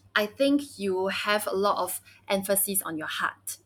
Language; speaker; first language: English; early bilingual, other home language; Chinese